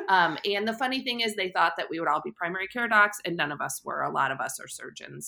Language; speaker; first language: English; native; English